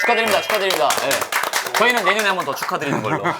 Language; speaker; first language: Korean; native; Korean